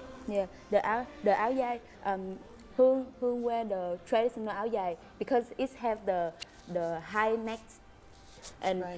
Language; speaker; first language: English; non-native, learner; Vietnamese